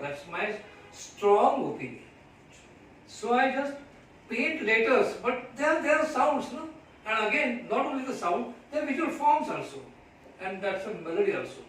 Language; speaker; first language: English; non-native, local second language; Marathi